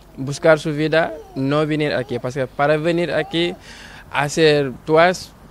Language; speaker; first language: Spanish; non-native, learner; Wolof